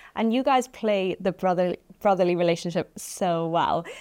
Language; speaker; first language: English; native; English